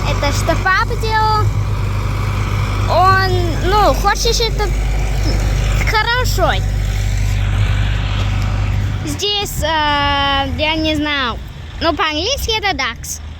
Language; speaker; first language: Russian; non-native, learner; English